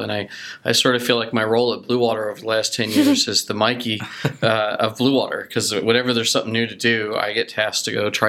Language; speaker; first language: English; native; English